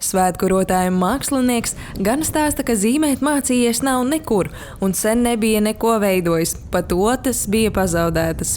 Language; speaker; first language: Latvian; native; Latvian